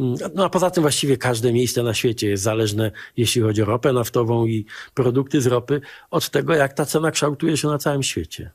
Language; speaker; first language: Polish; native; Polish